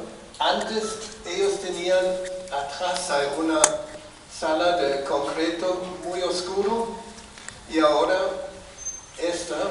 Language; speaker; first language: Spanish; non-native, fluent; German